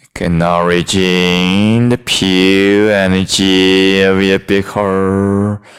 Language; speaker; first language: English; non-native, fluent; Chinese